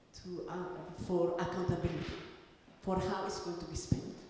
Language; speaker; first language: English; non-native, fluent; Tigrinya